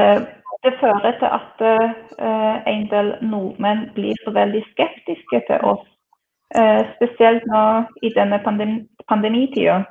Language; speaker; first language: Norwegian; non-native, fluent; Polish